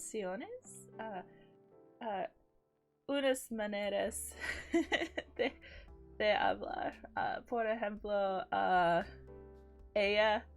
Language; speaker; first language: Spanish; non-native, learner; English